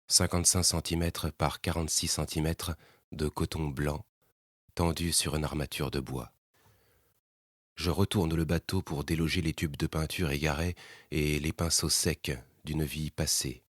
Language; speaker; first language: French; native; French